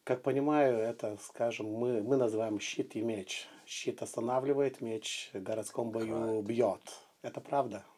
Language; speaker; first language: Russian; non-native, fluent; Lithuanian